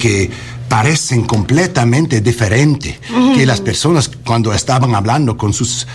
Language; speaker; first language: Spanish; early bilingual, heritage; English